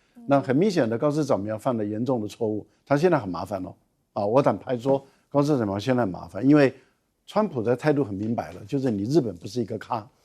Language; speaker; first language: Chinese; native; Chinese